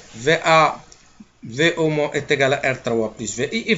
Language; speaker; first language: French; non-native, local second language; Arabic